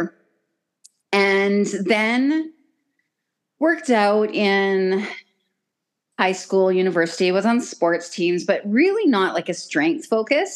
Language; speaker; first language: English; native; English